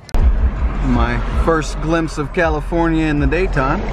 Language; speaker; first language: English; native; English